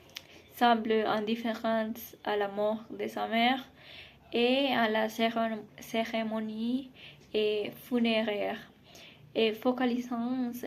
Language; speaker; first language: French; non-native, learner; Spanish